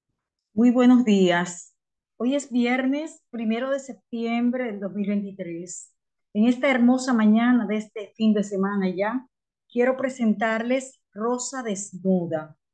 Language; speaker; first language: Spanish; native; Spanish